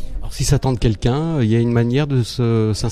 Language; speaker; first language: French; native; French